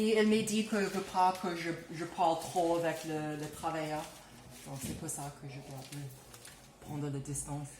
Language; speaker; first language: French; non-native, learner; English